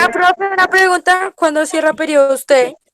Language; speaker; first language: Spanish; native; Spanish